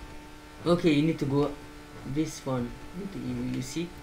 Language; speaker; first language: English; non-native, learner; French